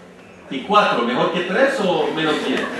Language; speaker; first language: Spanish; non-native, fluent; French